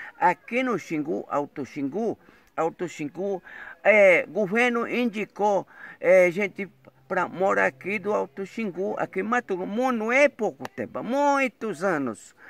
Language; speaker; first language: Portuguese; non-native, local second language; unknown